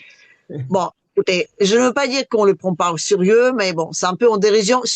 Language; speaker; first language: French; non-native, fluent; Russian